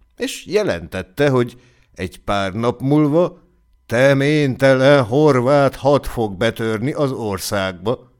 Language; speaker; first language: Hungarian; native; Hungarian